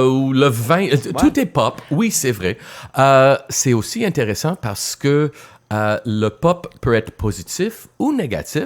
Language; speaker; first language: French; non-native, local second language; English